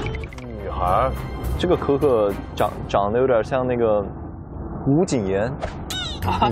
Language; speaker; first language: Chinese; native; Chinese